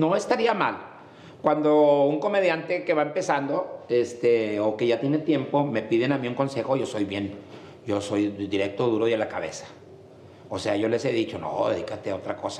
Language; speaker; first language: Spanish; native; Spanish